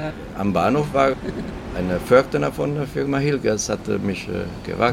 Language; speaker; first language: German; non-native, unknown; Italian